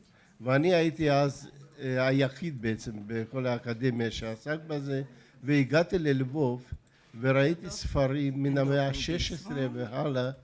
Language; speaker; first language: Hebrew; non-native, fluent; Russian